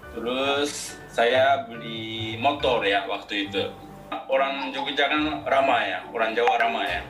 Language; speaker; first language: Indonesian; non-native, fluent; Japanese